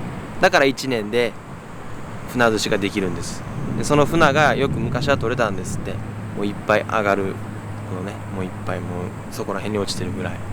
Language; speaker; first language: Japanese; native; Japanese